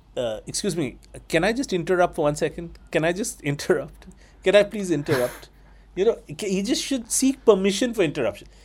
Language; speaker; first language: English; non-native, local second language; Bangla